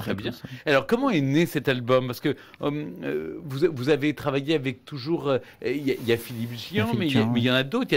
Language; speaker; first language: French; native; French